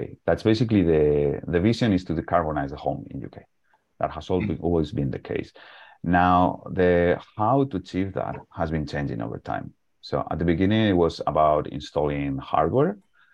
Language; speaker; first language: English; non-native, fluent; Spanish